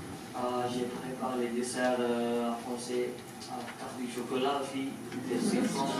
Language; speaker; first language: French; non-native, learner; Hindi